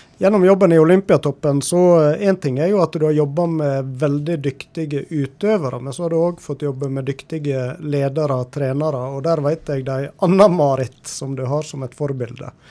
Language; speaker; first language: Norwegian; native; Norwegian